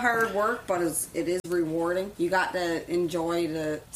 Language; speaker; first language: English; native; English